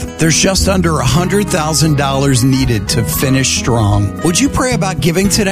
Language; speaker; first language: English; native; English